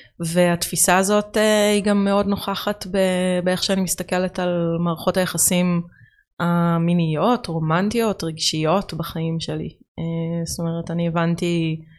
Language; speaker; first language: Hebrew; native; Hebrew